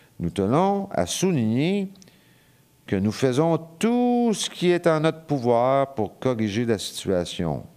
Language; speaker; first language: French; native; French